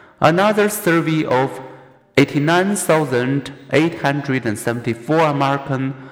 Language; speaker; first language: English; non-native, fluent; Chinese